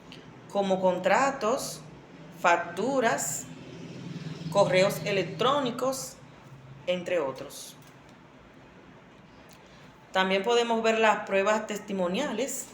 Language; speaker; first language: Spanish; native; Spanish